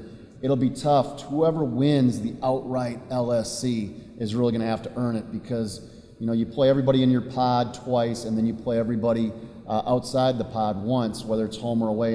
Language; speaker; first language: English; native; English